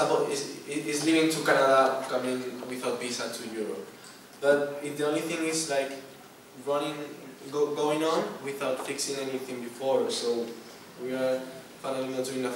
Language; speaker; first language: English; non-native, learner; Spanish